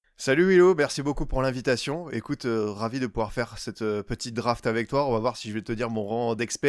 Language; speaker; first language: French; native; French